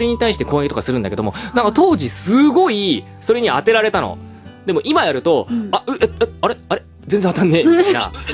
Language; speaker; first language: Japanese; native; Japanese